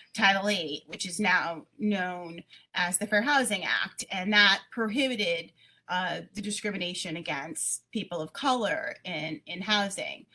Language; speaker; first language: English; native; English